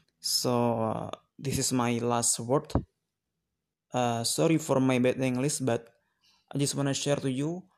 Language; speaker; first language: English; non-native, learner; Indonesian